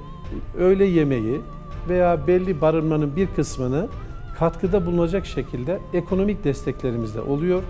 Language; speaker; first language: Turkish; native; Turkish